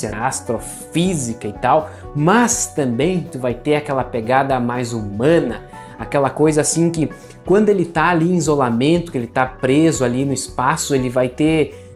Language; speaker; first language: Portuguese; native; Portuguese